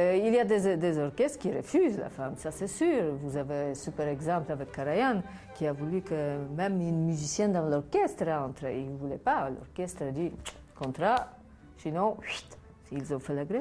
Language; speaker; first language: French; non-native, fluent; Polish